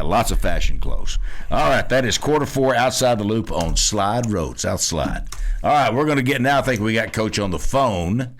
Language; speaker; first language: English; native; English